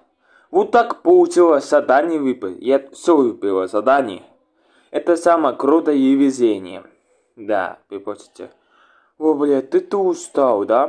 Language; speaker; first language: Russian; non-native, local second language; Latvian